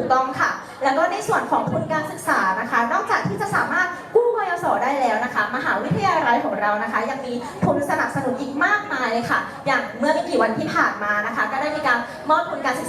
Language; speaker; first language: Thai; native; Thai